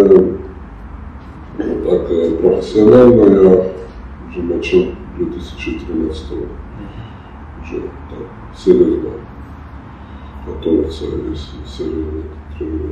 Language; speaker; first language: Russian; non-native, fluent; Georgian